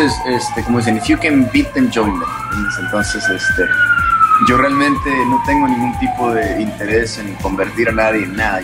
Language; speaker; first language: Spanish; early bilingual, other home language; English